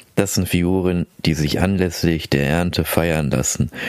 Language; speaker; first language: German; early bilingual, other home language; Filipino